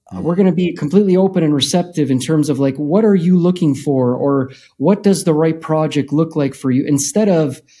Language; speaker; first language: English; native; English